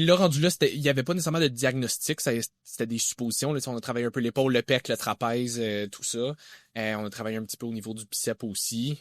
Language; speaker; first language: French; native; French